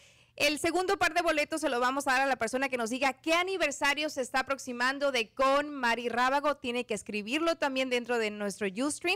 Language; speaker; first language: Spanish; native; Spanish